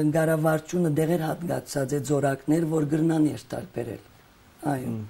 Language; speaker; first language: Armenian; early bilingual, heritage; Armenian